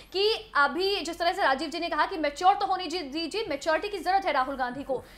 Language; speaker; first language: Hindi; native; Hindi